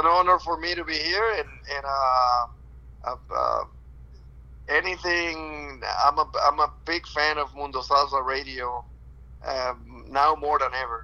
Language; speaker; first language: English; non-native, fluent; Spanish